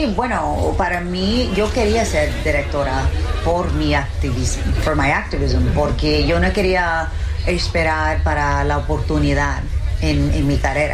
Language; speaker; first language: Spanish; early bilingual, heritage; English